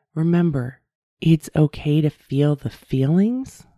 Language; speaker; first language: English; native; English